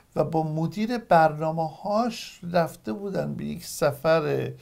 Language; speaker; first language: Persian; native; Persian